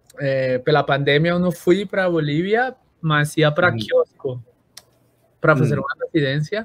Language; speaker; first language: Portuguese; non-native, fluent; Spanish